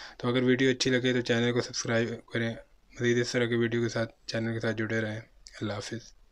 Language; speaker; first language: Urdu; non-native, local second language; Punjabi